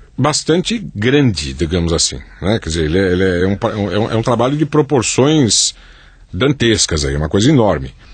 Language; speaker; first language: Portuguese; native; Portuguese